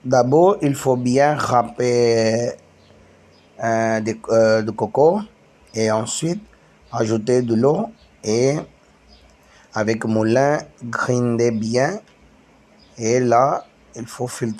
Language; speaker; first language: French; non-native, learner; Tamil